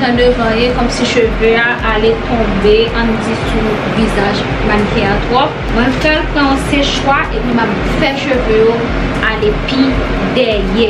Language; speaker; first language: French; non-native, local second language; Haitian Creole